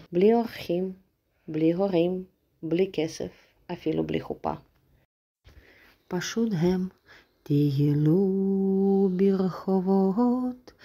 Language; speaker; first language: Hebrew; non-native, learner; Russian